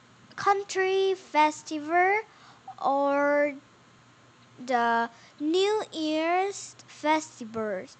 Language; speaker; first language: English; non-native, learner; Korean